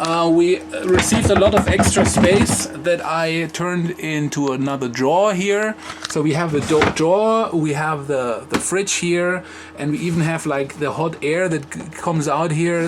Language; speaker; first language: English; non-native, fluent; German